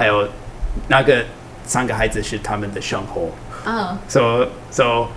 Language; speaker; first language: Chinese; non-native, learner; English